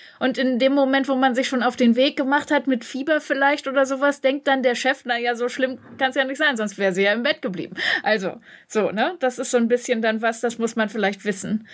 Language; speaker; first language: German; native; German